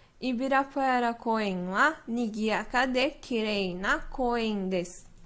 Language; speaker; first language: Japanese; non-native, learner; Portuguese